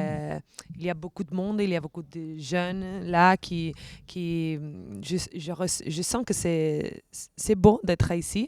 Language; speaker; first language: French; non-native, fluent; Spanish